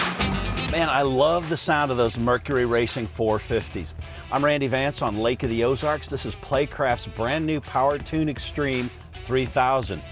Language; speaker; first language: English; native; English